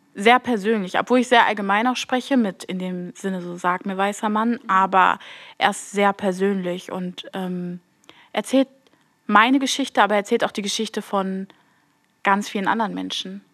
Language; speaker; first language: German; native; German